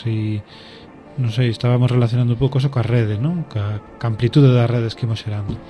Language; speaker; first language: Galician; non-native, local second language; Spanish